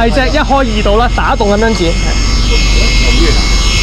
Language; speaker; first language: Chinese; native; Chinese